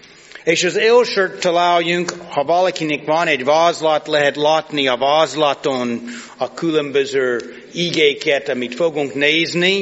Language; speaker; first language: Hungarian; non-native, fluent; English